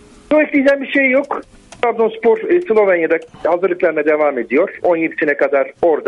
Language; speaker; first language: Turkish; native; Turkish